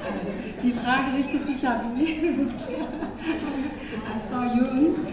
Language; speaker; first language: German; non-native, fluent; Korean